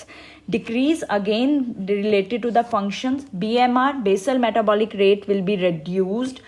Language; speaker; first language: English; non-native, local second language; Hindi